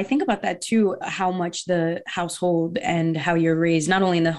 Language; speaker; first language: English; early bilingual, other home language; Portuguese